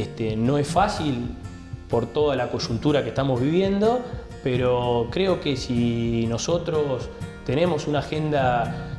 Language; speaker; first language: Spanish; native; Spanish